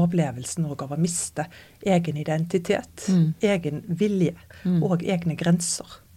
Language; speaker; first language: Norwegian; native; Norwegian